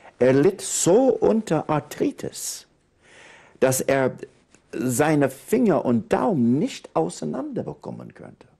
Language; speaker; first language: German; non-native, fluent; English